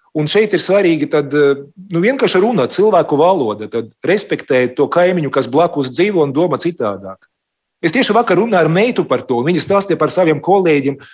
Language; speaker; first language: Latvian; non-native, local second language; Russian